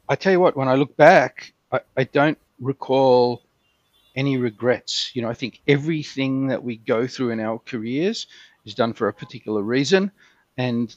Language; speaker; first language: English; native; English